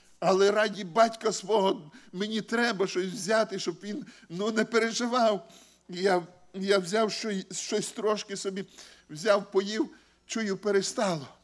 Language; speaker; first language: Ukrainian; native; Ukrainian